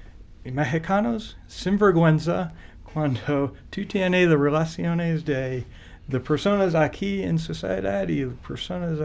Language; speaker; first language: Spanish; non-native, learner; English